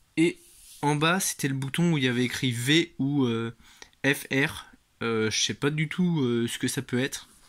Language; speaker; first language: French; native; French